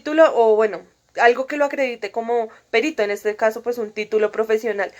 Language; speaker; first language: Spanish; native; Spanish